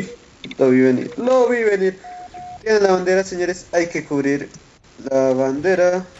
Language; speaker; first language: Spanish; native; Spanish